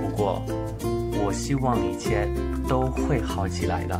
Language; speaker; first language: Chinese; non-native, fluent; Spanish